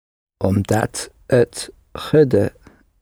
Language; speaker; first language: Dutch; non-native, learner; English